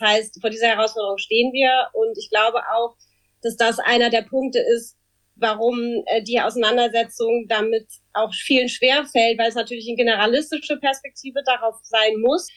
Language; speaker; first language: German; native; German